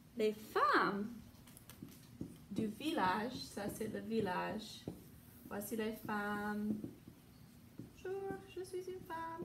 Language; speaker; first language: French; non-native, fluent; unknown